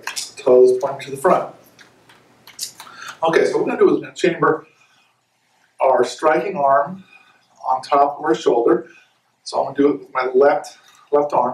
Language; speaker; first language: English; native; English